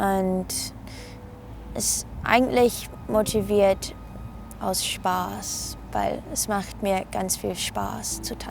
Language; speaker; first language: German; non-native, fluent; English